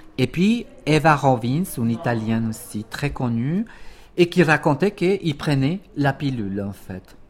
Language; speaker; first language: French; non-native, fluent; Spanish